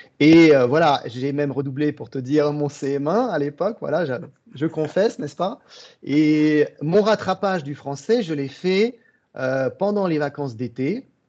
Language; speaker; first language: French; early bilingual, other home language; Russian